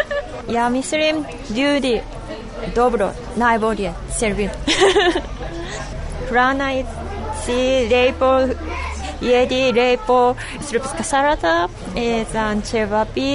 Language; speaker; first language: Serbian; non-native, learner; Japanese